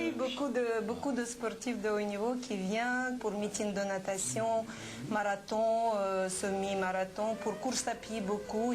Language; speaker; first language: French; non-native, fluent; Ukrainian